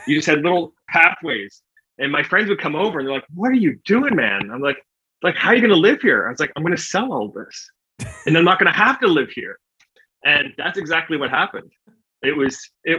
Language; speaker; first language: English; native; English